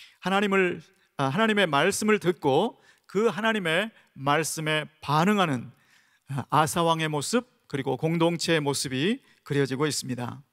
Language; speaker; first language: Korean; native; Korean